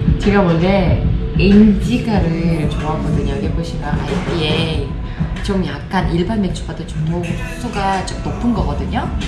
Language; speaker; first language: Korean; non-native, fluent; Uzbek